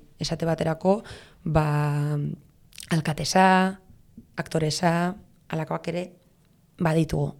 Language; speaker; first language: Basque; non-native, local second language; Spanish